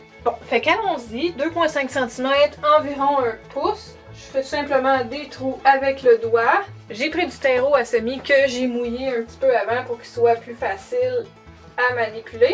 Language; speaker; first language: French; native; French